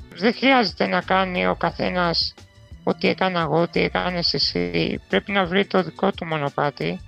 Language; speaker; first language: Greek; non-native, fluent; Romanian